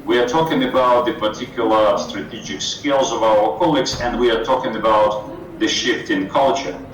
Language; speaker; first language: English; non-native, fluent; Ukrainian